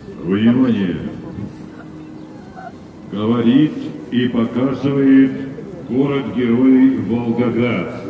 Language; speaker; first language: Russian; native; Russian